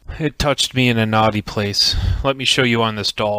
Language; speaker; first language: English; native; English